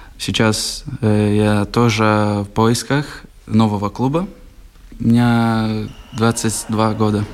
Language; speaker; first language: Russian; non-native, local second language; Latvian